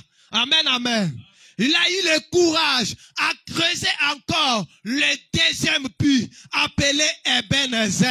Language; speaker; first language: French; non-native, local second language; Lingala